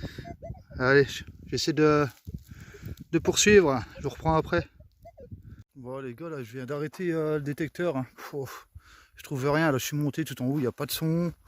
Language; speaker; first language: French; native; French